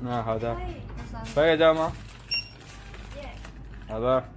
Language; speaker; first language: Chinese; non-native, learner; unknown